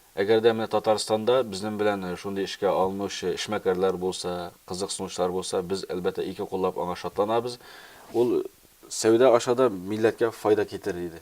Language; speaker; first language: Tatar; early bilingual, heritage; Tatar